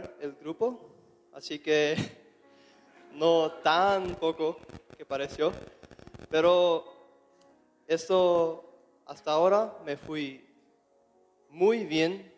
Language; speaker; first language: Spanish; non-native, local second language; German